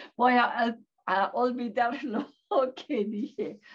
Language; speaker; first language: Spanish; non-native, learner; English